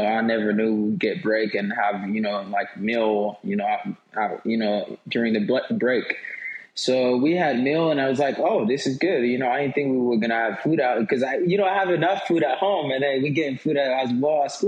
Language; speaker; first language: English; non-native, local second language; Swahili